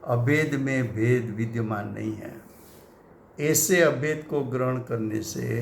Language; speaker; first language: Hindi; non-native, local second language; Gujarati